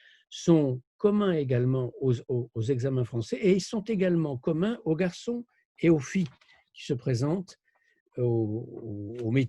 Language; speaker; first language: French; native; French